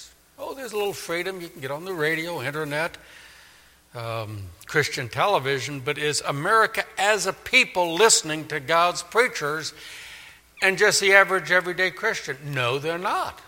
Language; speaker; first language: English; native; English